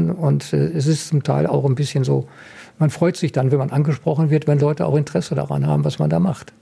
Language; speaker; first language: German; native; German